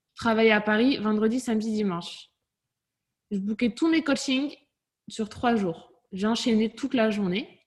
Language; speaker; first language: French; native; French